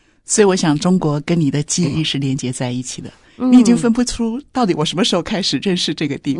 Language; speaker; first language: Chinese; native; Chinese